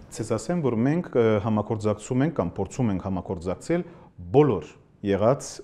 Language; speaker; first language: Armenian; early bilingual, heritage; Armenian